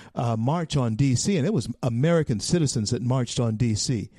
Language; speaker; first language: English; native; English